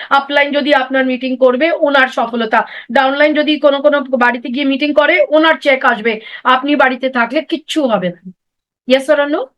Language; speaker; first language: Bangla; non-native, local second language; Hindi